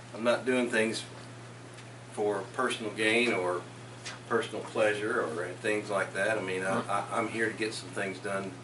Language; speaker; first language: English; native; English